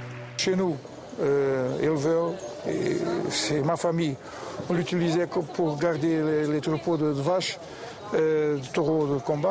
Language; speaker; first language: French; non-native, fluent; Portuguese